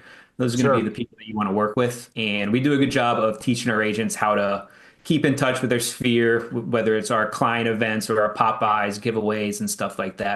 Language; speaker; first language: English; native; English